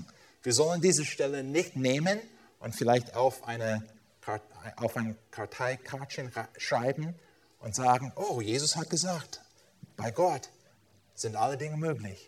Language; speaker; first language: German; non-native, fluent; English